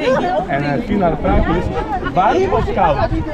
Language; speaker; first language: Dutch; non-native, learner; Polish